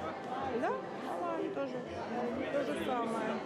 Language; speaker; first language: Russian; native; Russian